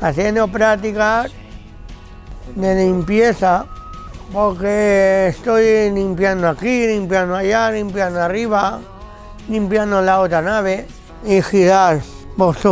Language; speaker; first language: Catalan; non-native, local second language; Spanish